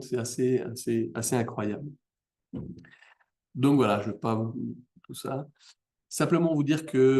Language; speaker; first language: French; native; French